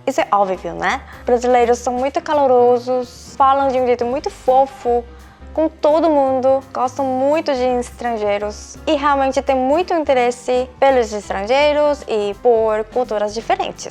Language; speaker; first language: Portuguese; non-native, fluent; Korean